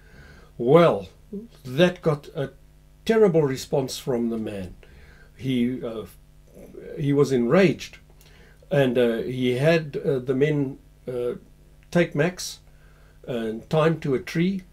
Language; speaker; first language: English; native; English